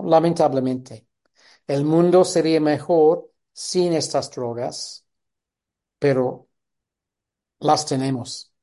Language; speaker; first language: Spanish; non-native, fluent; English